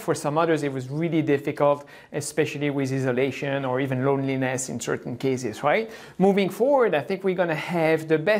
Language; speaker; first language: English; non-native, fluent; French